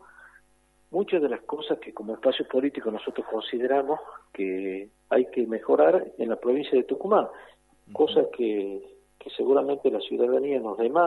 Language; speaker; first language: Spanish; native; Spanish